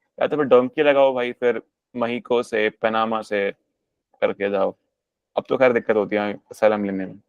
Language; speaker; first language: Hindi; native; Hindi